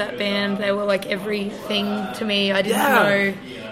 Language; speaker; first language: English; native; English